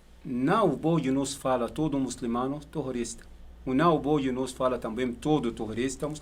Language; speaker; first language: Portuguese; non-native, learner; Arabic